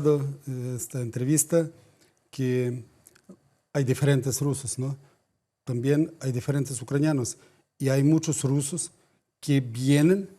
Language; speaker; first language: Spanish; non-native, fluent; Ukrainian